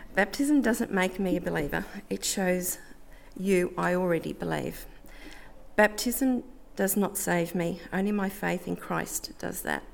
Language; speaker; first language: English; native; English